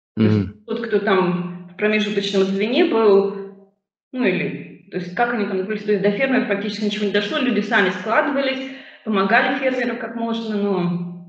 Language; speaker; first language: Russian; native; Russian